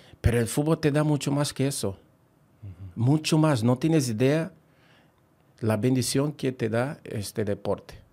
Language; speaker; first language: Spanish; non-native, fluent; Portuguese